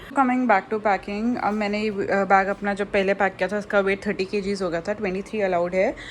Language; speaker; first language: Hindi; native; Hindi